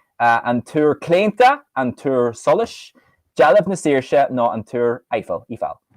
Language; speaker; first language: Irish; native; Irish